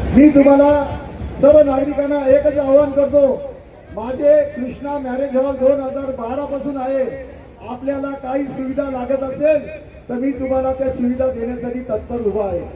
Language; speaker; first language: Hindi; non-native, local second language; Marathi